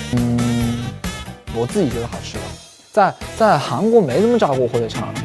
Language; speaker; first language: Chinese; native; Chinese